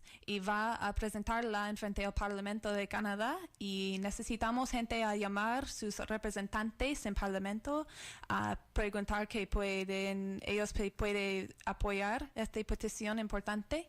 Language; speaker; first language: Spanish; non-native, learner; English